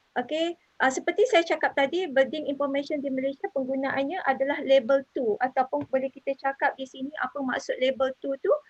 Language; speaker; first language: Malay; native; Malay